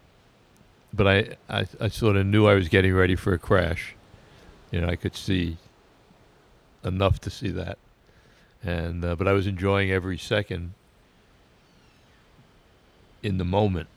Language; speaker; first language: English; native; English